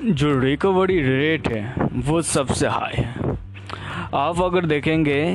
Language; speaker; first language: Hindi; native; Hindi